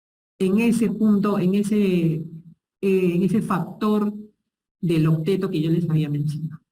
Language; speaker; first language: Spanish; native; Spanish